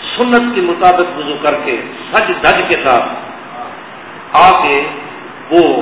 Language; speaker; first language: Urdu; non-native, local second language; Saraiki